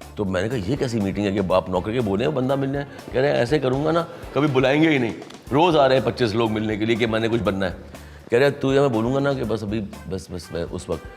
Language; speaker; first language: Urdu; native; Urdu